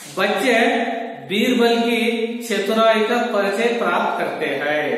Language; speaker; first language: Hindi; non-native, local second language; Kannada